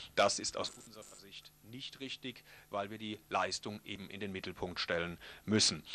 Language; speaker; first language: German; native; German